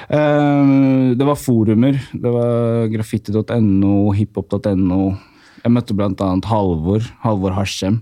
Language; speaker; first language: Norwegian; early bilingual, other home language; Amharic